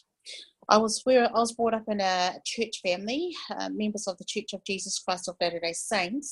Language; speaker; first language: English; native; English